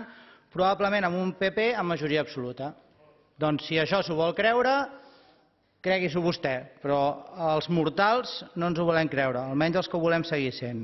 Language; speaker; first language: Catalan; native; Catalan